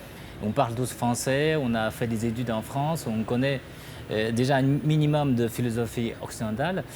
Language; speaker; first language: French; non-native, fluent; Chinese